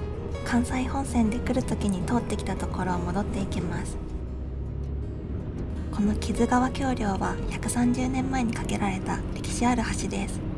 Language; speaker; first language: Japanese; native; Japanese